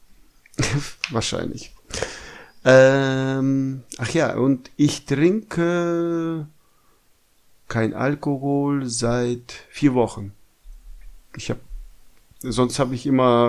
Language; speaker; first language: German; non-native, fluent; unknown